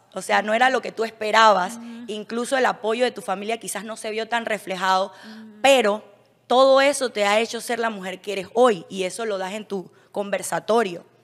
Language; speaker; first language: Spanish; native; Spanish